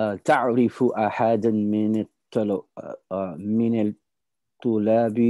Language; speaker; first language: Arabic; non-native, learner; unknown